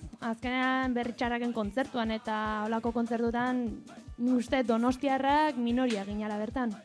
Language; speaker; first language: Basque; native; Basque